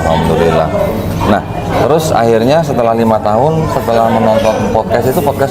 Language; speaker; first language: Indonesian; native; Indonesian